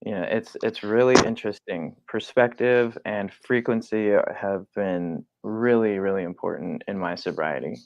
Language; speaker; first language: English; native; English